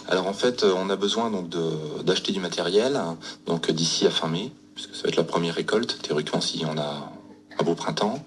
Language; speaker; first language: French; native; French